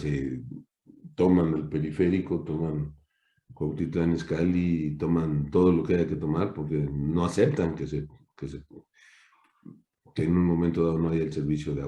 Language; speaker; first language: Spanish; native; Spanish